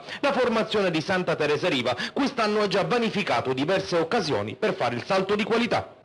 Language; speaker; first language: Italian; native; Italian